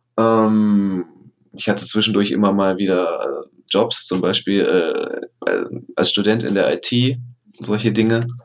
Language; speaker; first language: German; native; German